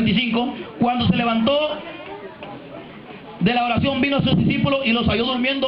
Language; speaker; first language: Spanish; native; Spanish